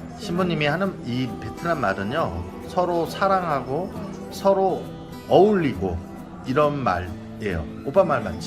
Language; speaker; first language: Korean; non-native, fluent; Vietnamese